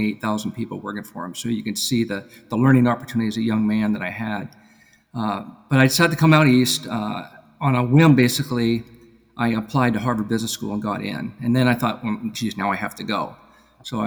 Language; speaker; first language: English; native; English